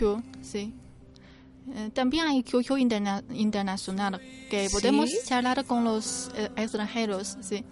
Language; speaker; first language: Spanish; non-native, fluent; Chinese